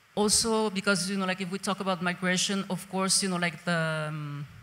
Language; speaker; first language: English; non-native, fluent; Spanish